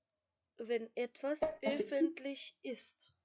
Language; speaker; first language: German; non-native, fluent; Macedonian